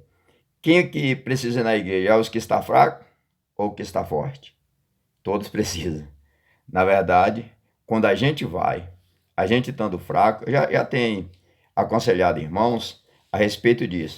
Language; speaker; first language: Portuguese; native; Portuguese